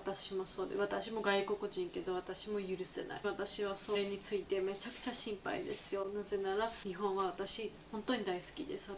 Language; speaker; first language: Japanese; non-native, learner; Georgian